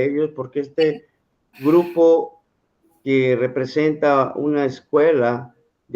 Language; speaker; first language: Spanish; non-native, fluent; Portuguese